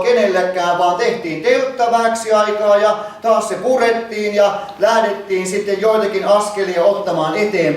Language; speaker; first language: Finnish; native; Finnish